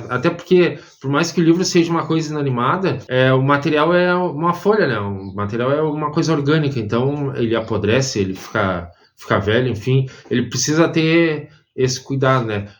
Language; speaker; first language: Portuguese; native; Portuguese